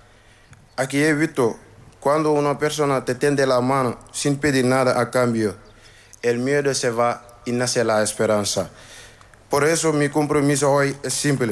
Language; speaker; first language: Spanish; non-native, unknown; Wolof